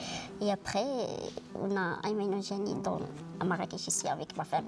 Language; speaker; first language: French; non-native, local second language; Arabic